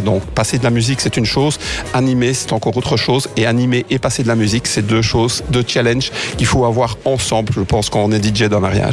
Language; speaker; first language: French; native; French